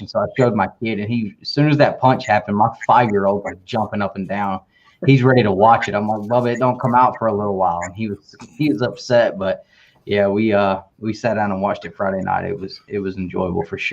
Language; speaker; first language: English; native; English